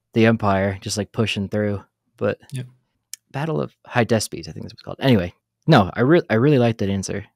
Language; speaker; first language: English; native; English